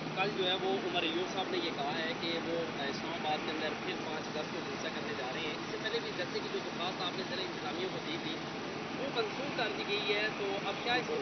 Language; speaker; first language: Urdu; native; Urdu